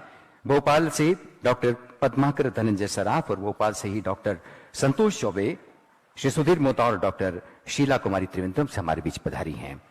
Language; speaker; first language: Hindi; native; Hindi